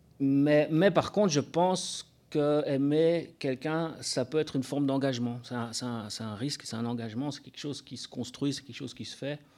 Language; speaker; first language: French; native; French